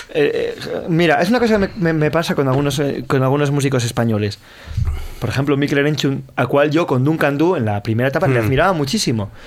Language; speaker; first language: Spanish; native; Spanish